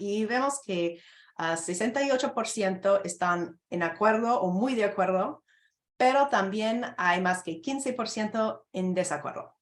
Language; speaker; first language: Spanish; non-native, fluent; English